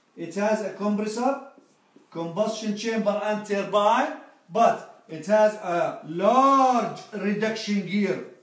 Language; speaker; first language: English; non-native, fluent; Arabic